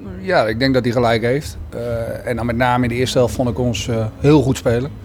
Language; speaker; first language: Dutch; native; Dutch